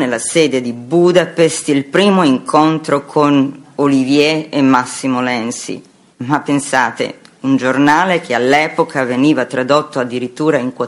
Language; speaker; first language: Italian; non-native, fluent; Croatian